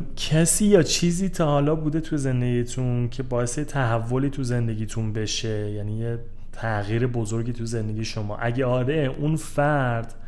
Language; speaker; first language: Persian; native; Persian